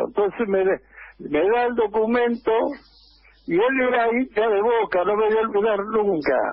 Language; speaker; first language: Spanish; native; Spanish